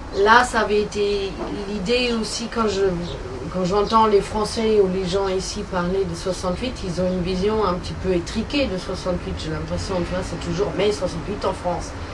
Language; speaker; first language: French; non-native, fluent; German